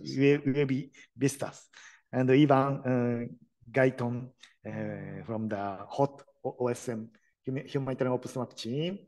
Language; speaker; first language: English; non-native, learner; Japanese